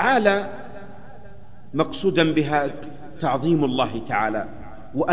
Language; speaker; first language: Arabic; native; Arabic